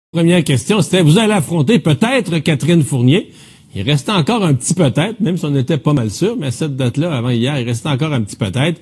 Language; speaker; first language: French; native; French